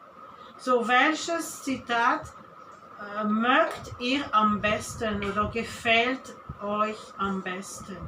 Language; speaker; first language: German; non-native, fluent; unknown